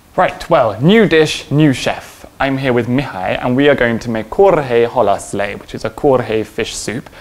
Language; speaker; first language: English; native; English